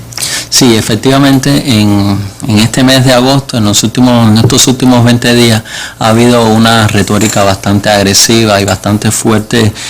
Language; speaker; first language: Spanish; native; Spanish